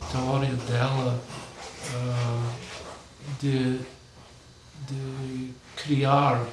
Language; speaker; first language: Portuguese; non-native, fluent; English